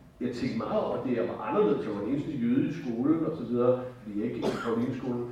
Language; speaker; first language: Danish; native; Danish